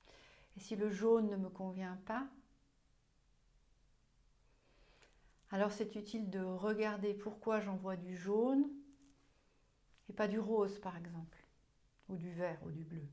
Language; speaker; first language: French; non-native, fluent; German